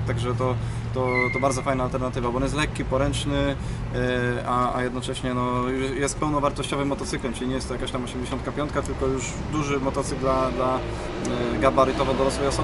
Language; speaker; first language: Polish; native; Polish